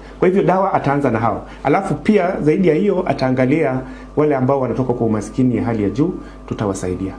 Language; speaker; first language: Swahili; non-native, local second language; Luyia